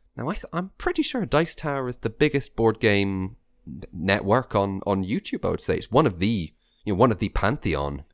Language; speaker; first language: English; native; English